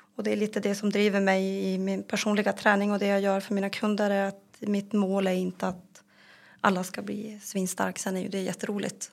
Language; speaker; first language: Swedish; native; Swedish